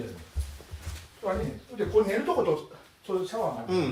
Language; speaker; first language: Japanese; native; Japanese